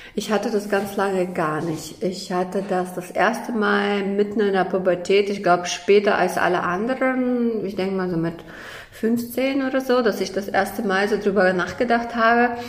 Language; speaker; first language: German; early bilingual, other home language; Russian